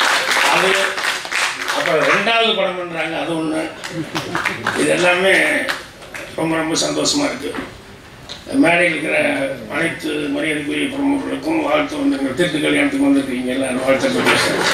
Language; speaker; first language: Tamil; native; Tamil